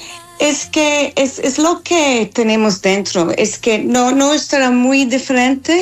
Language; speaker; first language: Spanish; non-native, fluent; English